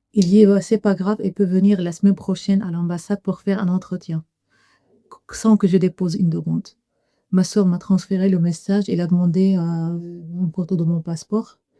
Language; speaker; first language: French; non-native, fluent; Arabic